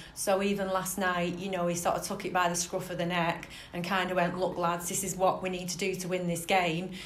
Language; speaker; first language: English; native; English